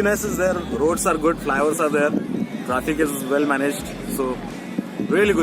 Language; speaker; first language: English; non-native, local second language; Hindi